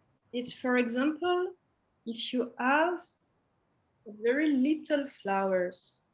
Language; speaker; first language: English; non-native, learner; French